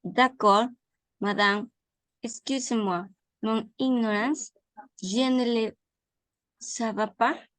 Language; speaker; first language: French; non-native, learner; Spanish